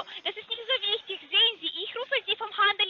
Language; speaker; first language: German; non-native, learner; Russian